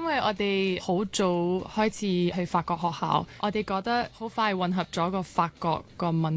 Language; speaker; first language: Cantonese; non-native, local second language; French